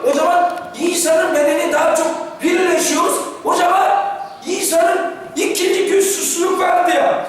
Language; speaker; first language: Turkish; non-native, fluent; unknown